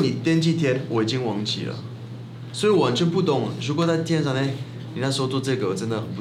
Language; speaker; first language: Chinese; non-native, fluent; French